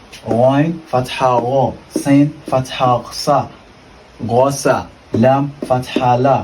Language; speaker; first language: Arabic; non-native, fluent; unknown